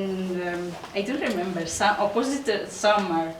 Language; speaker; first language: English; non-native, learner; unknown